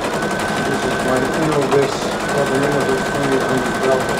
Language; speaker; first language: English; native; English